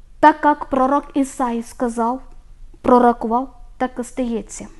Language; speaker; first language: Ukrainian; non-native, learner; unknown